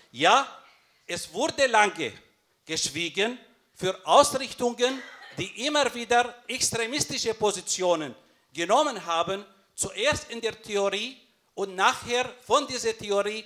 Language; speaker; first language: German; non-native, fluent; Arabic